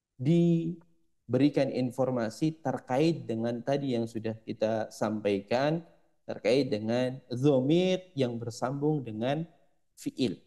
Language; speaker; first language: Indonesian; native; Indonesian